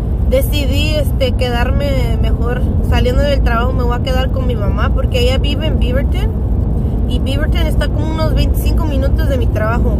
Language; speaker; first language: Spanish; early bilingual, heritage; Spanish